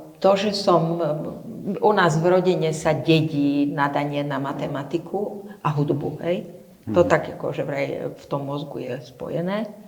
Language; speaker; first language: Slovak; native; Slovak